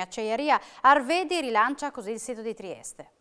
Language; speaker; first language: Italian; native; Italian